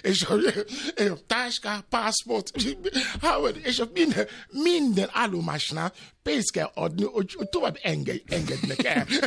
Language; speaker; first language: Hungarian; non-native, learner; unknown